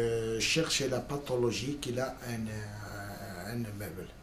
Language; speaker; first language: French; non-native, learner; Spanish